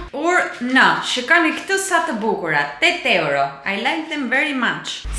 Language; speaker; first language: Albanian; early bilingual, heritage; Albanian